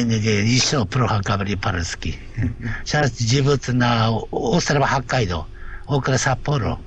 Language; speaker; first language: Russian; non-native, learner; Japanese